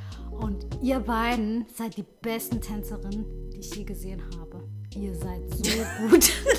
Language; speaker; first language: German; early bilingual, other home language; Somali